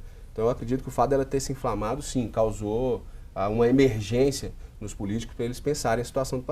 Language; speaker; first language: Portuguese; native; Portuguese